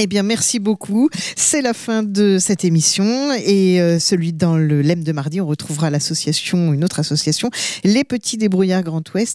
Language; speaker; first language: French; native; French